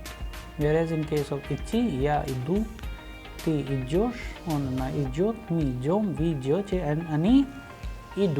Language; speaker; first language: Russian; non-native, fluent; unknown